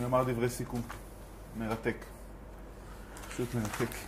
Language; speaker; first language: Hebrew; native; Hebrew